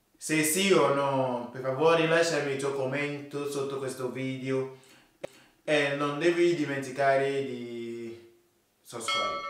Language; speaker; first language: Italian; non-native, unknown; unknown